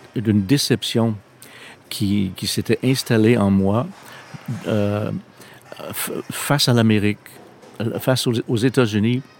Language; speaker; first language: French; non-native, local second language; English